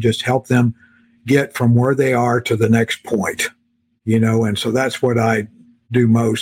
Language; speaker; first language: English; native; English